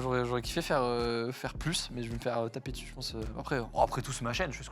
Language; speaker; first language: French; native; French